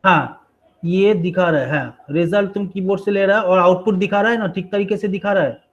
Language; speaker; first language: Hindi; non-native, local second language; Bangla